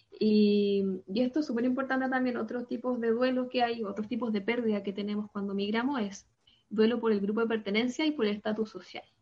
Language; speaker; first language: Spanish; native; Spanish